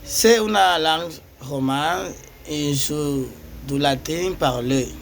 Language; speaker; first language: French; non-native, learner; Spanish